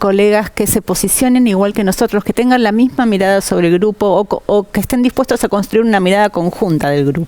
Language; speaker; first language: Spanish; native; Spanish